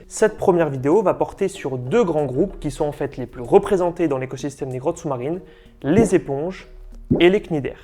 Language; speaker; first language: French; native; French